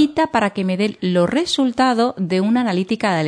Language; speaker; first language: Spanish; native; Spanish